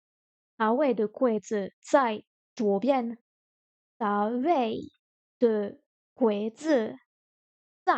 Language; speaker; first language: Chinese; non-native, learner; French